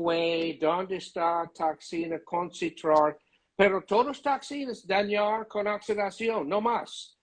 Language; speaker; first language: Spanish; non-native, learner; English